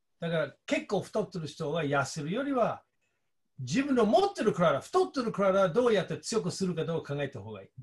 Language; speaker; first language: Japanese; non-native, fluent; English